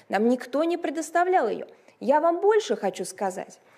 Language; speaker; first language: Russian; native; Russian